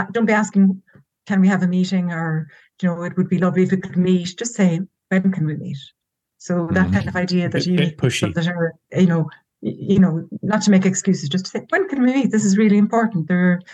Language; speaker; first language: English; native; English